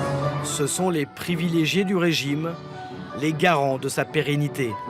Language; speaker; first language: French; native; French